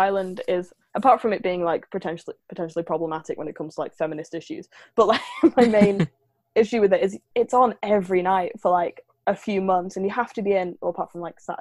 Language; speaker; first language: English; native; English